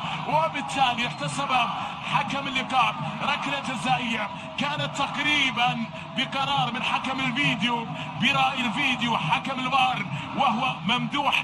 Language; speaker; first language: Arabic; native; Arabic